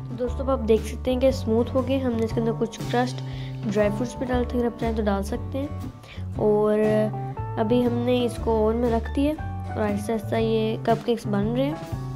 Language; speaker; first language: Urdu; native; Urdu